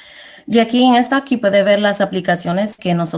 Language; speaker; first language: Spanish; early bilingual, heritage; Spanish